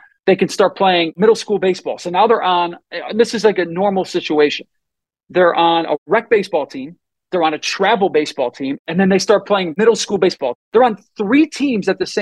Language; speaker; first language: English; native; English